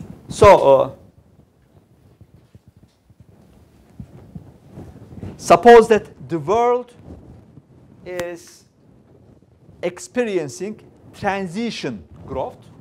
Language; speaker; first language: English; non-native, fluent; Turkish